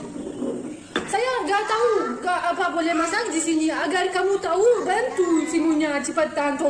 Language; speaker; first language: Indonesian; non-native, learner; Russian